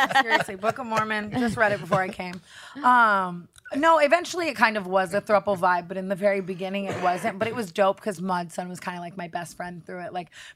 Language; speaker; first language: English; native; English